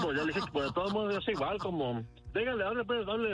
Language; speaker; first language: Spanish; native; Spanish